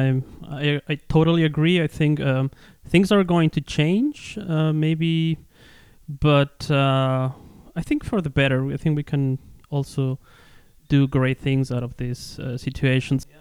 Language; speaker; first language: English; non-native, fluent; Spanish